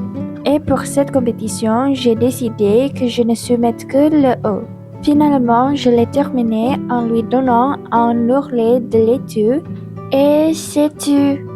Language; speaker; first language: French; non-native, learner; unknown